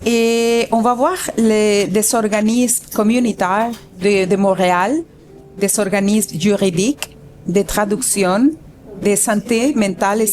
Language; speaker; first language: French; non-native, fluent; Spanish